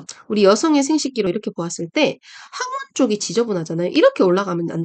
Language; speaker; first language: Korean; native; Korean